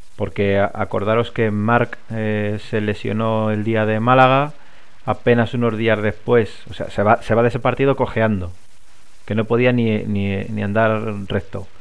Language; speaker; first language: Spanish; native; Spanish